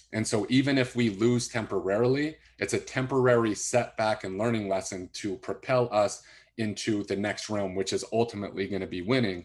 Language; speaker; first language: English; native; English